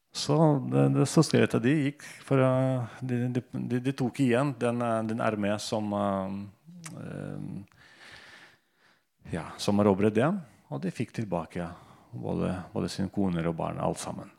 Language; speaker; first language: Norwegian; non-native, fluent; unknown